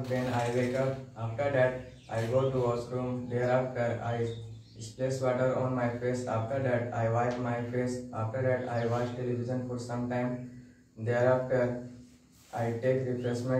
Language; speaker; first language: English; non-native, learner; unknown